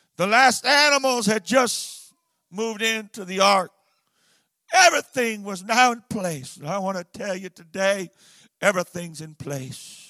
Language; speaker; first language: English; native; English